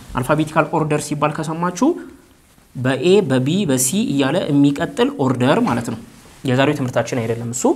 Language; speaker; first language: Amharic; native; Amharic